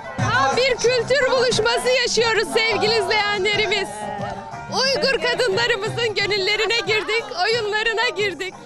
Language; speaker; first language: Turkish; native; Turkish